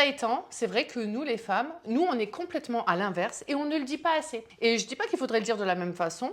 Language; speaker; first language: French; native; French